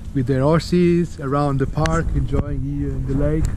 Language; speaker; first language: English; non-native, fluent; Portuguese